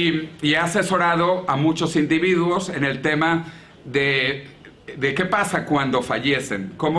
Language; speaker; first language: Spanish; native; Spanish